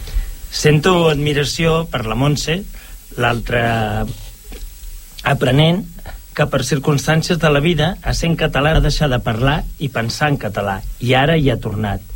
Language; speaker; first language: Catalan; non-native, local second language; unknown